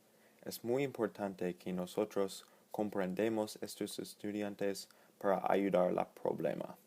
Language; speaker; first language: Spanish; non-native, learner; English